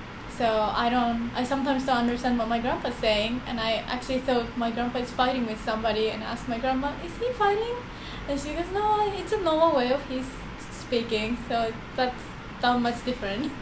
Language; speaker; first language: English; non-native, fluent; Japanese